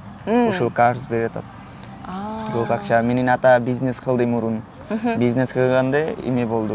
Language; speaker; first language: Kyrgyz; non-native, learner; Bangla